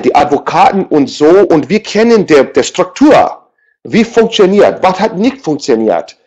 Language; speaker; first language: German; non-native, learner; English